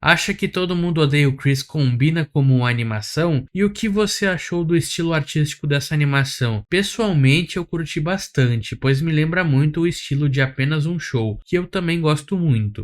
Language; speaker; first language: Portuguese; native; Portuguese